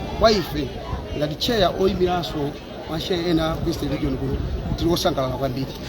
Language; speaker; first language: Nyanja; non-native, local second language; Yao